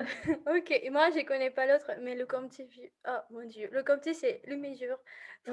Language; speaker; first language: French; non-native, fluent; Spanish